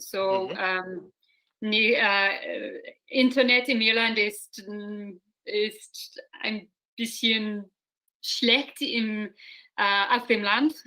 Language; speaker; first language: German; non-native, learner; English